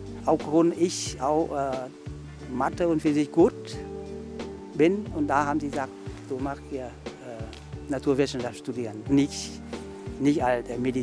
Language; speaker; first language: German; non-native, learner; Vietnamese